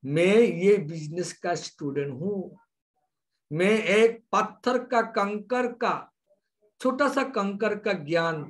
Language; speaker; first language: Hindi; non-native, local second language; Bangla